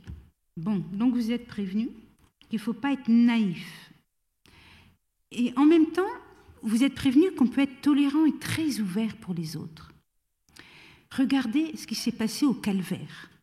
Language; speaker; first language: French; native; French